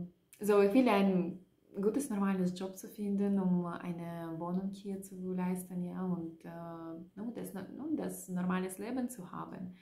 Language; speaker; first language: German; non-native, learner; Russian